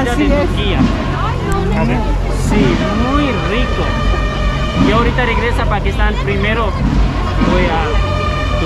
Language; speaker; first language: Spanish; non-native, learner; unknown